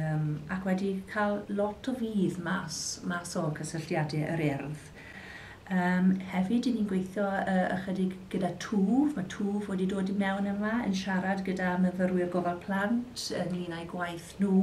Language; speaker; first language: Welsh; native; Welsh